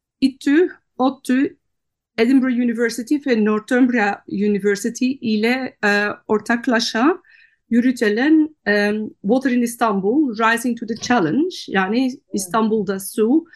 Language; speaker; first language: Turkish; non-native, fluent; Dutch